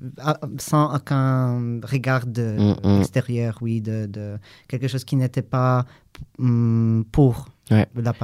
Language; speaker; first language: French; non-native, learner; Polish